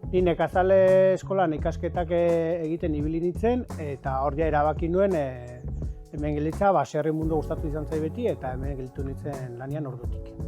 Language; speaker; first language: Basque; native; Basque